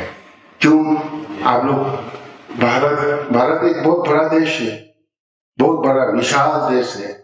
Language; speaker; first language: Hindi; non-native, local second language; Ladakhi